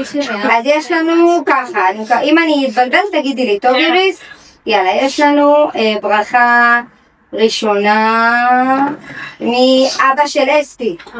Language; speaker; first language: Hebrew; native; Hebrew